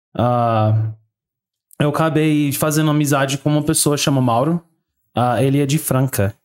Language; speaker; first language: Portuguese; non-native, fluent; English